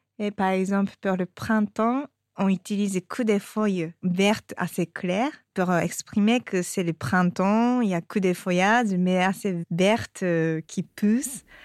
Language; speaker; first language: French; non-native, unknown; Japanese